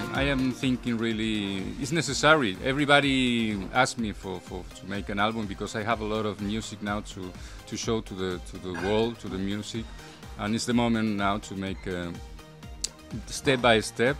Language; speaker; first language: English; non-native, learner; Spanish